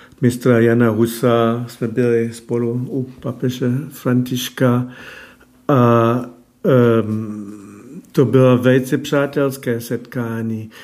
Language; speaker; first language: Czech; non-native, fluent; German